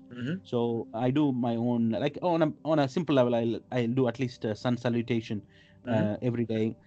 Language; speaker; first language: English; non-native, local second language; Malayalam